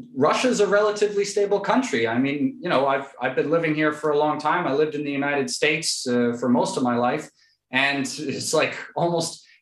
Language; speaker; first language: English; native; English